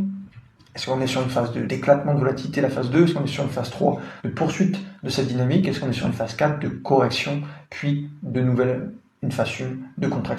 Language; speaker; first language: French; native; French